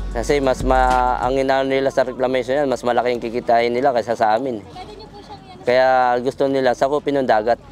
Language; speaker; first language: Filipino; native; Filipino